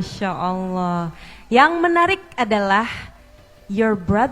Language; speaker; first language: Indonesian; native; Indonesian